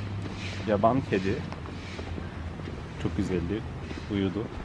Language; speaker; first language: Turkish; non-native, learner; German